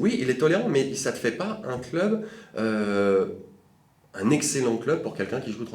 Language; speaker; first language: French; native; French